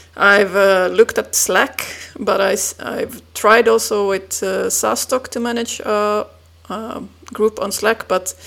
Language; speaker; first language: English; non-native, fluent; Finnish